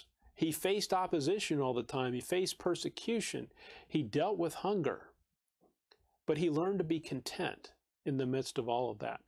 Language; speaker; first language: English; native; English